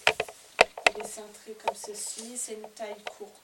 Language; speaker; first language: French; native; French